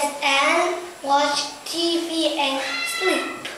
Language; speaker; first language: English; non-native, learner; Korean